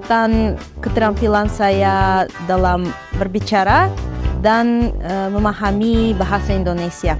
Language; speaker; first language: Indonesian; non-native, fluent; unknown